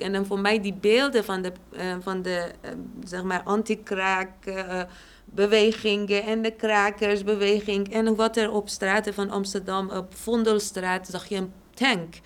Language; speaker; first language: Dutch; non-native, fluent; Persian